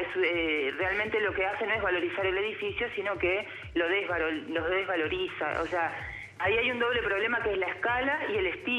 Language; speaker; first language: Spanish; native; Spanish